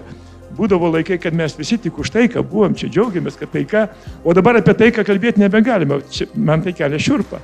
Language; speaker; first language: Lithuanian; native; Lithuanian